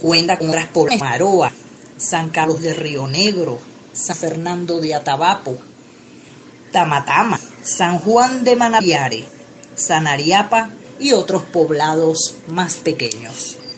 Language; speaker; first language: Spanish; native; Spanish